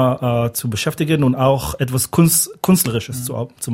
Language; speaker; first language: German; non-native, fluent; Hebrew